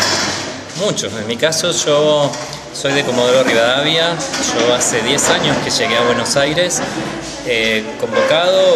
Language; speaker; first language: Spanish; native; Spanish